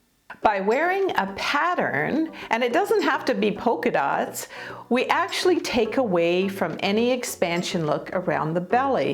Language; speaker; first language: English; native; English